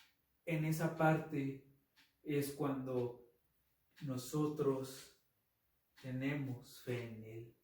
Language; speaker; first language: Spanish; native; Spanish